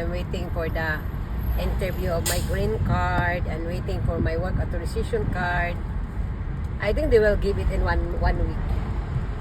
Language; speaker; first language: English; non-native, local second language; Cebuano